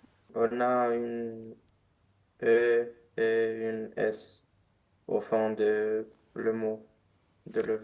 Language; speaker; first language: French; non-native, learner; Romanian